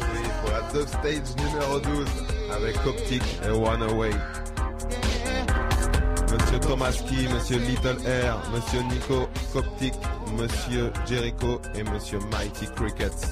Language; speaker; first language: French; native; French